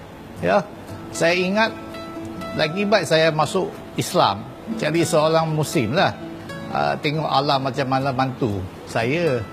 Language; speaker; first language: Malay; non-native, local second language; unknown